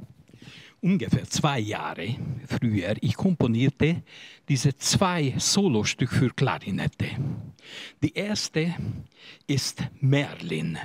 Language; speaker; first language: German; non-native, learner; Hungarian